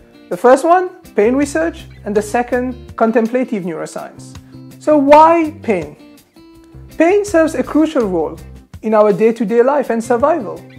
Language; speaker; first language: English; non-native, local second language; Morisyen